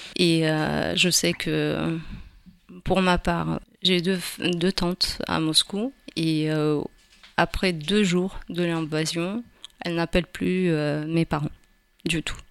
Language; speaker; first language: French; non-native, fluent; Ukrainian